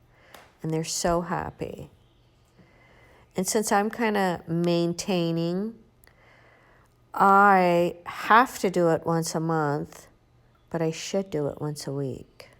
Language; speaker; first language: English; native; English